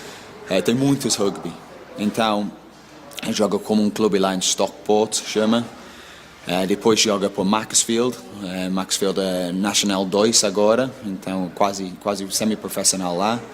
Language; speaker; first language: Portuguese; non-native, learner; English